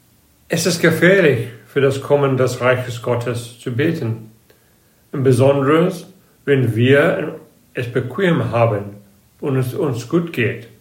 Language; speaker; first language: German; non-native, fluent; English